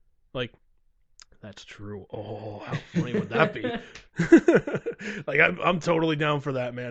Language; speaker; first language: English; native; English